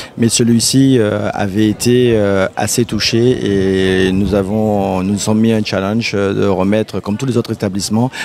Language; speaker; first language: French; early bilingual, heritage; French